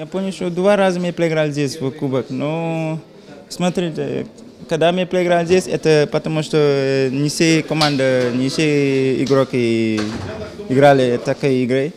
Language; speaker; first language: Russian; non-native, fluent; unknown